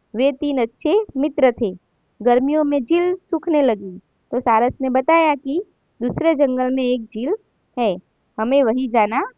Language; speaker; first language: Hindi; non-native, local second language; Gujarati